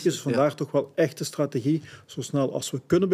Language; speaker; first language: Dutch; native; Dutch